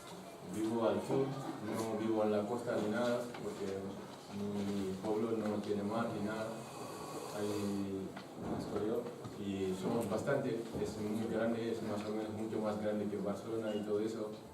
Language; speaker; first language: Spanish; non-native, fluent; Fula